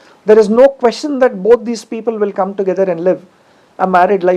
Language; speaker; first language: English; non-native, local second language; Telugu